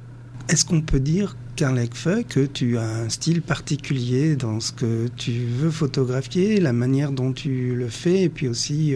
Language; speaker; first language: French; native; French